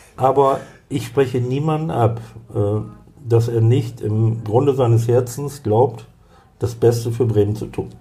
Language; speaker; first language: German; native; German